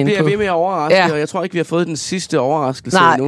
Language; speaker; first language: Danish; native; Danish